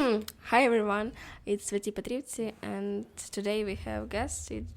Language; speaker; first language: English; non-native, learner; Ukrainian